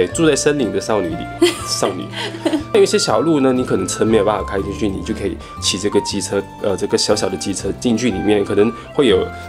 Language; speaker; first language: Chinese; native; Chinese